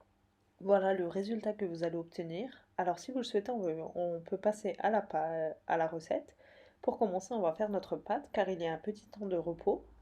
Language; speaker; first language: French; native; French